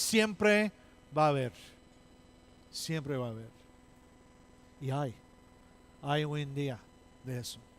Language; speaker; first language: Spanish; non-native, fluent; English